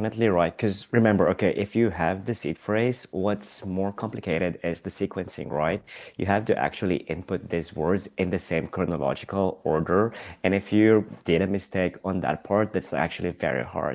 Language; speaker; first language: English; non-native, local second language; Filipino